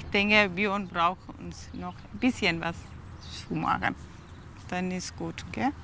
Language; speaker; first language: German; non-native, learner; Tamil